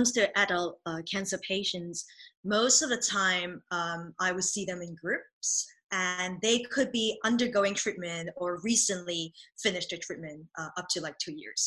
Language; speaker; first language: English; non-native, local second language; Cantonese